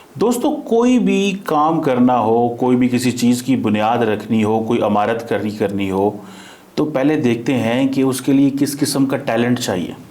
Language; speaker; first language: Urdu; non-native, local second language; Punjabi